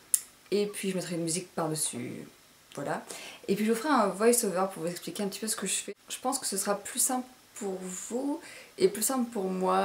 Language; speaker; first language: French; native; French